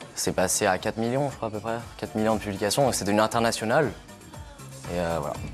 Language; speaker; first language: French; native; French